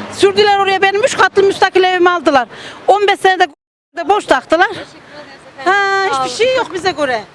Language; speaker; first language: Turkish; native; Turkish